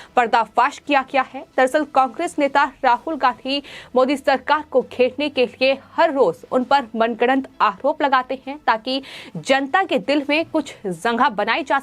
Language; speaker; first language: Hindi; native; Hindi